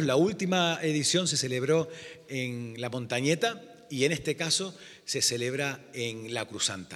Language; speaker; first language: Spanish; native; Spanish